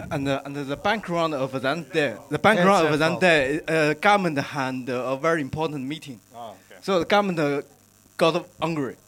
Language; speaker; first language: English; non-native, learner; Chinese